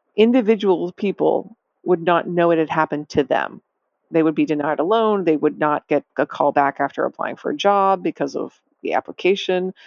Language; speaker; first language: English; native; English